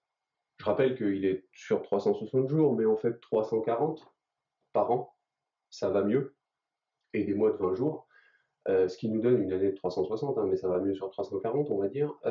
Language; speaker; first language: French; native; French